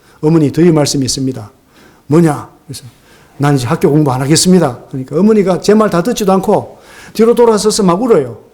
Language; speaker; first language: Korean; native; Korean